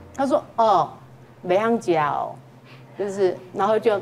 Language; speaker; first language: Chinese; native; Chinese